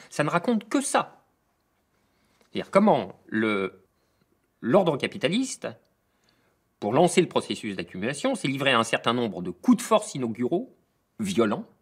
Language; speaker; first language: French; native; French